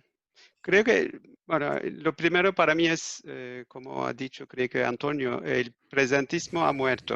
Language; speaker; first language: Spanish; non-native, fluent; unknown